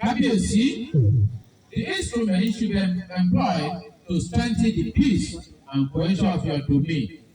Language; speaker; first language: English; non-native, local second language; Yoruba